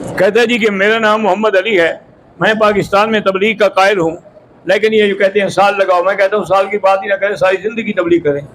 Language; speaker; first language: Urdu; native; Urdu